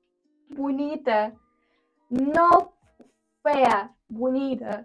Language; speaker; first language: Portuguese; non-native, learner; Kyrgyz